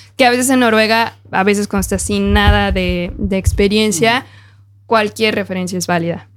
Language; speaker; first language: Spanish; native; Spanish